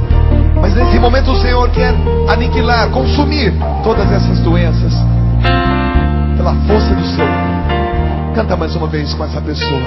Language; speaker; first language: Portuguese; native; Portuguese